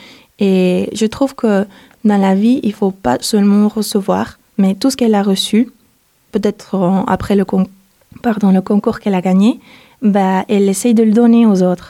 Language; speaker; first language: French; non-native, fluent; Spanish